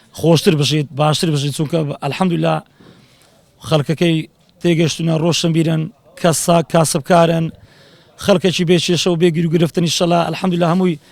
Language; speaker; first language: Central Kurdish; native; Central Kurdish